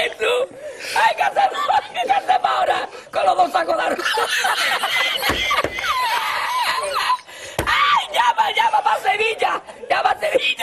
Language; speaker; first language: Spanish; native; Spanish